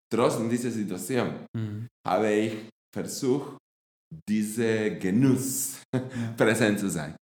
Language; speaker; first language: German; non-native, fluent; Spanish